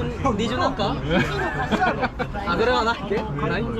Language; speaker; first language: Japanese; non-native, learner; Korean